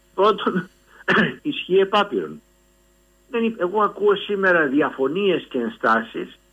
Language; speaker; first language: Greek; native; Greek